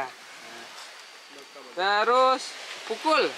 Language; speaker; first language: Indonesian; native; Indonesian